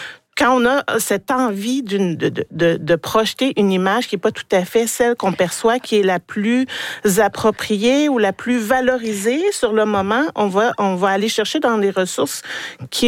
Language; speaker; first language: French; native; French